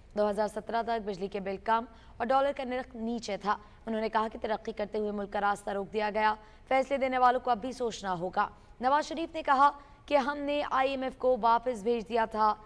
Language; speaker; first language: Urdu; native; Urdu